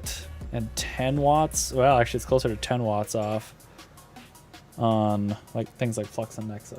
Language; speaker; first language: English; native; English